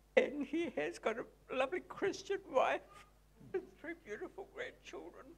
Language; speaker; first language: English; native; English